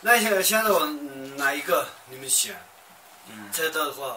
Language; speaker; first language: Chinese; non-native, local second language; Tibetan